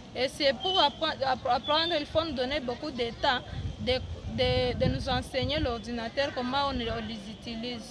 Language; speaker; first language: French; non-native, learner; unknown